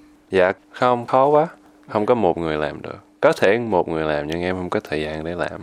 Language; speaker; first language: Vietnamese; early bilingual, heritage; Vietnamese